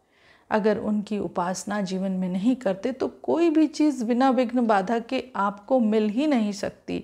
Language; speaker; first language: Hindi; native; Hindi